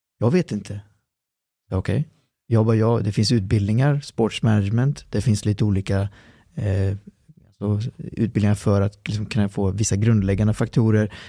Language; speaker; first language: Swedish; early bilingual, other home language; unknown